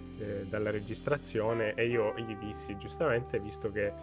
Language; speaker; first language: Italian; native; Italian